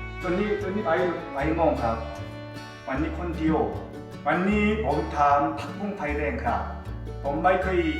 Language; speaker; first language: Thai; non-native, learner; Korean